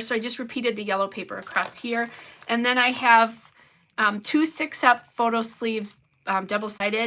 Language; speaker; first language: English; native; English